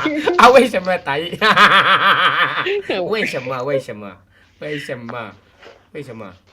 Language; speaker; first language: Chinese; non-native, learner; Indonesian